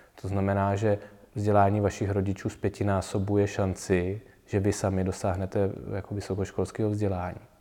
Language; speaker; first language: Czech; native; Czech